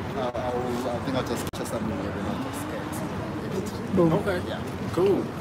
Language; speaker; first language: English; non-native, local second language; North Ndebele